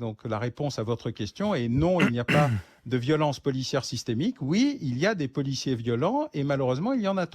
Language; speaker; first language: French; native; French